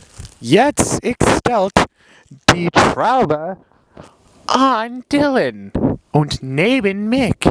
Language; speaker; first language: German; non-native, learner; English